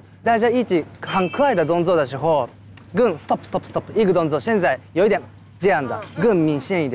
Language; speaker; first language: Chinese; non-native, fluent; Korean